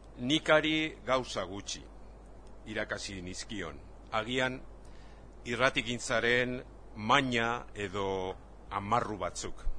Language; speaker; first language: Basque; non-native, local second language; Spanish